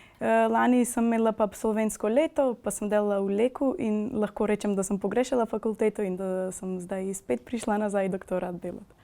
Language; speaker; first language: Slovenian; non-native, fluent; Macedonian